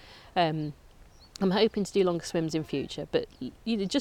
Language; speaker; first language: English; native; English